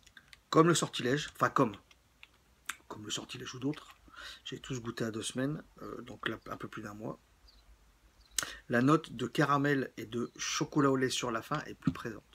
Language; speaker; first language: French; native; French